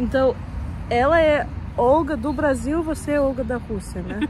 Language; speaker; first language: Portuguese; non-native, fluent; Russian